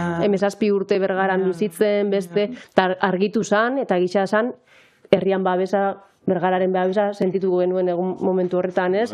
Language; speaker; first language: Basque; native; Basque